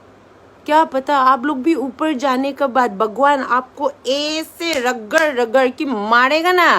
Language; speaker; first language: Hindi; non-native, local second language; Manipuri